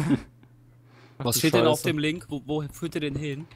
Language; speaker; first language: German; native; German